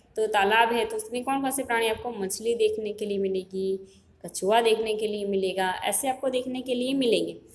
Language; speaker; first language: Hindi; non-native, local second language; Gujarati